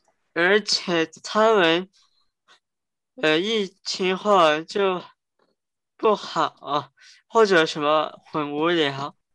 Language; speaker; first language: Chinese; early bilingual, heritage; Cantonese